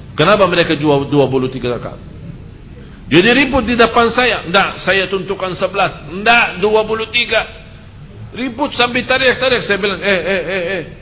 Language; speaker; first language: Indonesian; non-native, fluent; Arabic